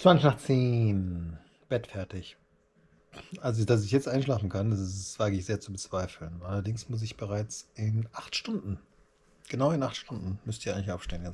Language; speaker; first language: German; native; German